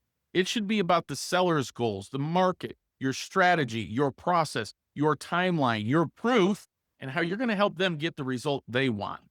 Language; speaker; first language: English; native; English